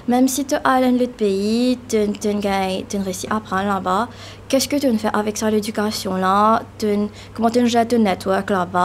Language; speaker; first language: French; non-native, local second language; Morisyen